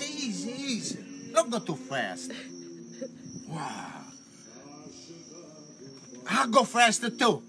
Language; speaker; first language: English; non-native, learner; Italian